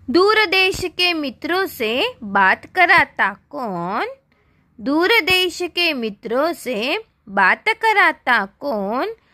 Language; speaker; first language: Hindi; non-native, local second language; Marathi